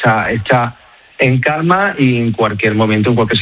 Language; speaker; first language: Spanish; native; Spanish